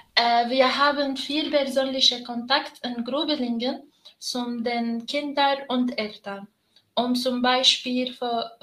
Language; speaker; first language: German; non-native, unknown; Arabic